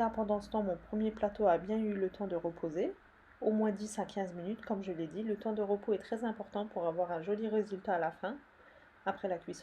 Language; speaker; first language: French; native; French